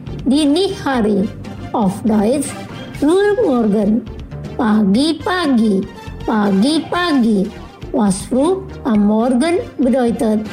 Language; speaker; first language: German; non-native, fluent; Indonesian